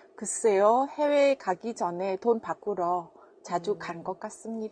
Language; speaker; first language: Korean; non-native, fluent; Vietnamese